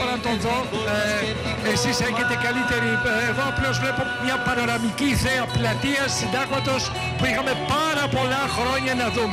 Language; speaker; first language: Greek; native; Greek